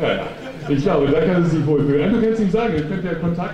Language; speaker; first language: German; native; German